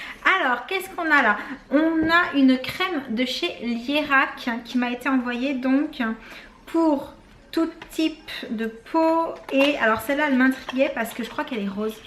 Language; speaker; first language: French; native; French